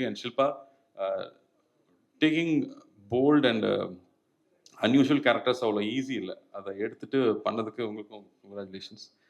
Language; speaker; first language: Tamil; native; Tamil